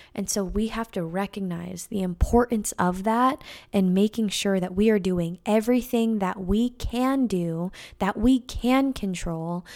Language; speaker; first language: English; native; English